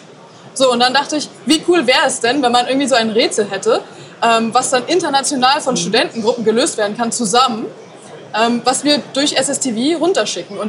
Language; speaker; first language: German; native; German